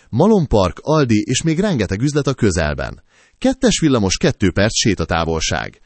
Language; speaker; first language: Hungarian; native; Hungarian